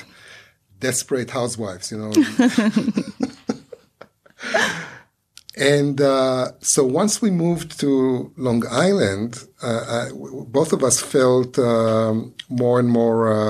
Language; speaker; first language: English; non-native, fluent; Hebrew